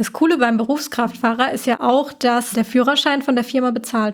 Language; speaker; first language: German; native; German